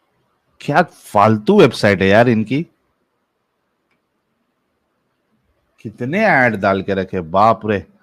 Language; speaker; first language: Hindi; native; Hindi